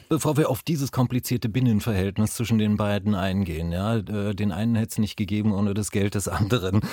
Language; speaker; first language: German; native; German